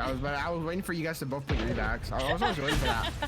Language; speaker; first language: English; native; English